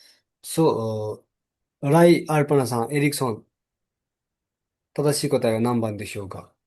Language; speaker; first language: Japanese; non-native, fluent; Nepali